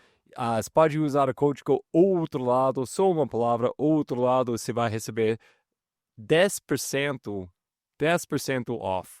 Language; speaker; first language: Portuguese; non-native, fluent; English